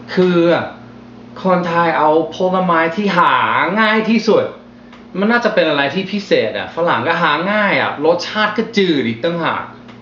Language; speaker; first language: Thai; non-native, fluent; English